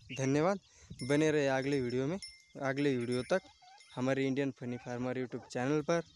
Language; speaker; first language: Hindi; non-native, local second language; Marathi